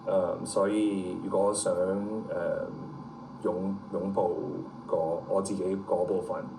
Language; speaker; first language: Cantonese; early bilingual, heritage; Cantonese